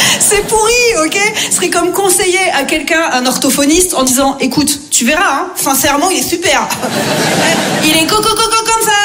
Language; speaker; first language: French; native; French